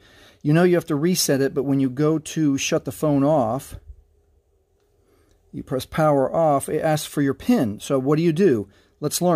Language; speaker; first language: English; native; English